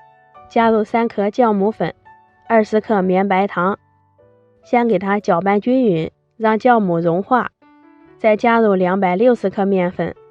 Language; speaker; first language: Chinese; native; Chinese